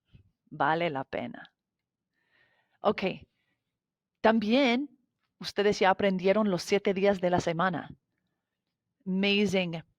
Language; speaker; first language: Spanish; non-native, fluent; English